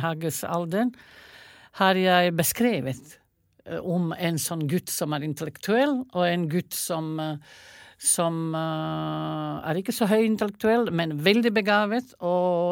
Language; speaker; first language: Norwegian; non-native, fluent; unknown